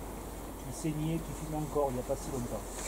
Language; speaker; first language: French; native; French